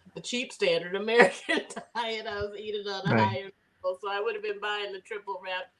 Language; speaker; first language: English; native; English